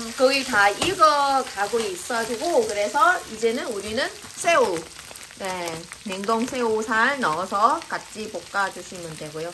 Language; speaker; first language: Korean; non-native, fluent; Vietnamese